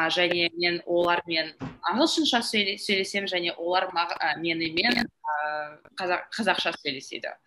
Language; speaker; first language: Kazakh; non-native, fluent; English